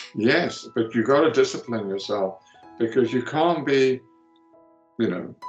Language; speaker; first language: English; early bilingual, other home language; Greek